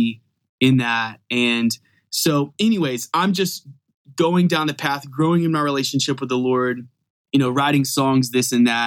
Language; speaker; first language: English; native; English